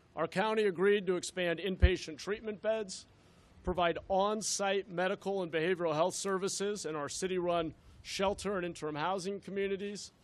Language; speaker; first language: English; native; English